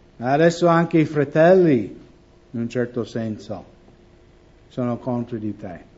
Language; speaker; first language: Italian; non-native, fluent; English